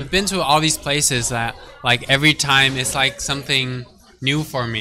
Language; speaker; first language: English; early bilingual, heritage; English